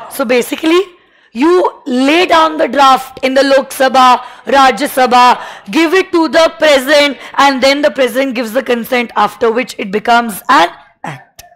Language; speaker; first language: Hindi; native; Hindi